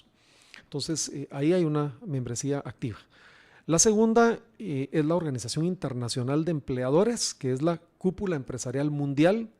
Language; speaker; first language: Spanish; native; Spanish